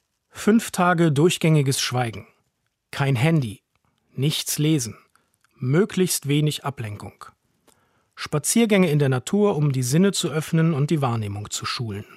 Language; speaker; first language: German; native; German